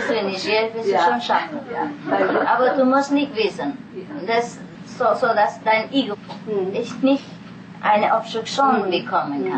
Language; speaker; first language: German; non-native, fluent; Vietnamese